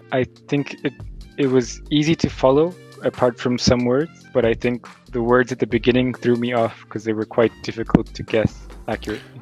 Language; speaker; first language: English; non-native, fluent; Portuguese